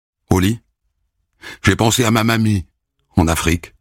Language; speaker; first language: French; native; French